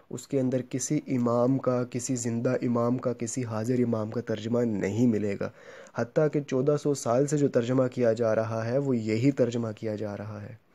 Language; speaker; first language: Urdu; native; Urdu